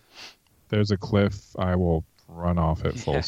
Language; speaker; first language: English; native; English